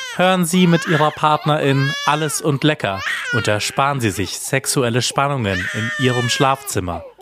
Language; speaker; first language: German; native; German